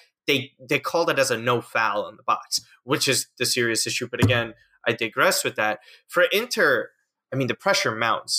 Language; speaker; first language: English; native; English